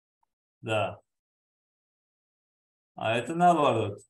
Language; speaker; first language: Russian; non-native, local second language; Kazakh